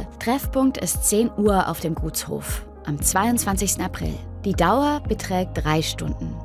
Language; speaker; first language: German; native; German